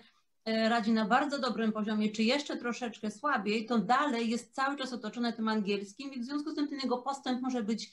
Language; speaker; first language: Polish; native; Polish